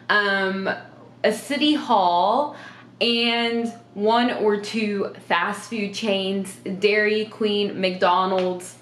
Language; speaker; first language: English; native; English